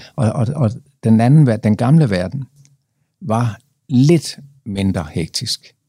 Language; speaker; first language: Danish; native; Danish